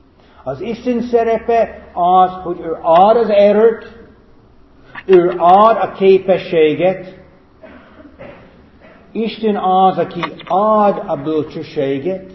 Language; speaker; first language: Hungarian; non-native, fluent; English